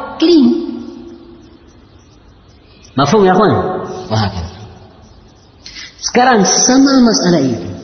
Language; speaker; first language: Indonesian; non-native, learner; Arabic